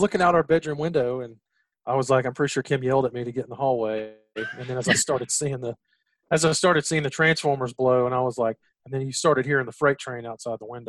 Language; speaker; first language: English; native; English